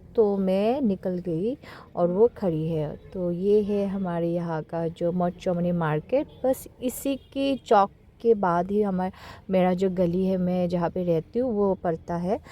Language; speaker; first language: Hindi; non-native, local second language; Kok Borok